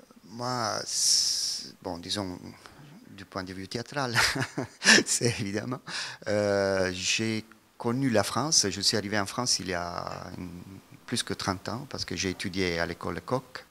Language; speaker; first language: French; non-native, fluent; Italian